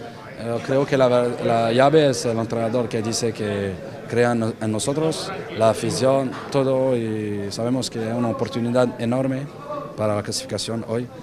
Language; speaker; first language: Spanish; non-native, learner; French